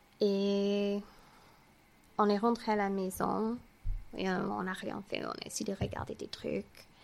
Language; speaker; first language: French; non-native, fluent; English